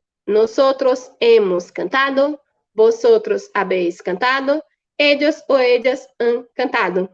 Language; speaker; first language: Spanish; non-native, fluent; Portuguese